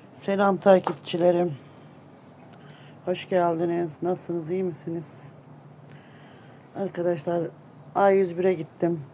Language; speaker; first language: Turkish; native; Turkish